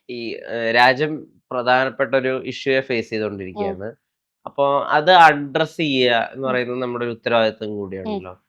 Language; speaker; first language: Malayalam; native; Malayalam